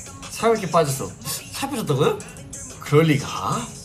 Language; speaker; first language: Korean; early bilingual, heritage; Korean